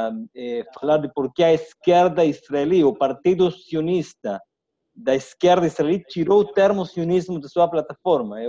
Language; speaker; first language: Portuguese; non-native, fluent; Spanish